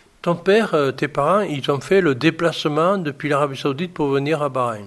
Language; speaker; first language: French; native; French